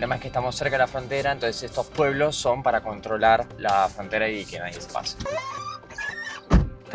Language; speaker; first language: Spanish; native; Spanish